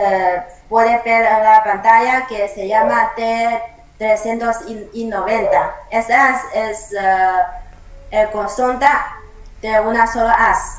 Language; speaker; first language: Spanish; non-native, learner; Chinese